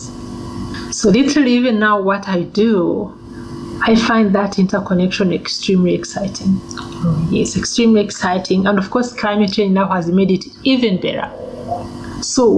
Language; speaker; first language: English; non-native, local second language; Kinyarwanda